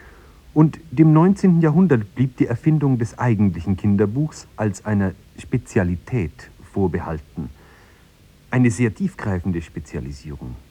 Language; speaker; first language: German; native; German